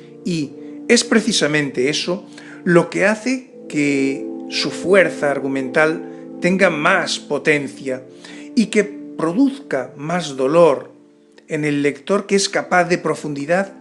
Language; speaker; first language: Spanish; native; Spanish